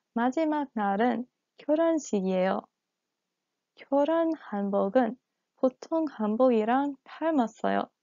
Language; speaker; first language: Korean; non-native, learner; English